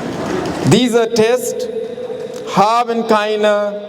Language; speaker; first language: German; non-native, learner; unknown